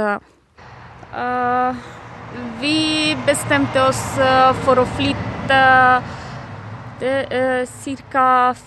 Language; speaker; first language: Norwegian; non-native, fluent; Romanian